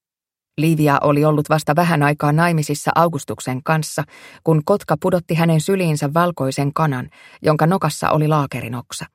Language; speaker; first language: Finnish; native; Finnish